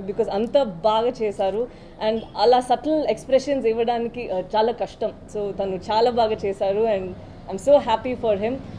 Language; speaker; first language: Telugu; non-native, local second language; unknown